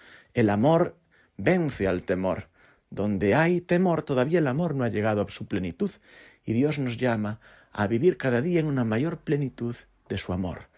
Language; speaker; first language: Spanish; native; Spanish